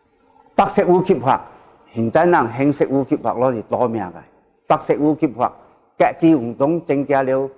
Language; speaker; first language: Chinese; non-native, local second language; Min Nan Chinese